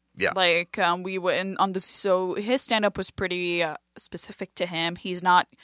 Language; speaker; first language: English; non-native, fluent; French